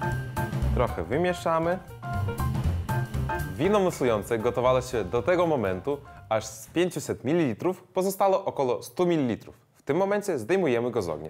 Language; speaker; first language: Polish; native; Polish